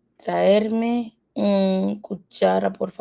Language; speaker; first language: Spanish; non-native, learner; English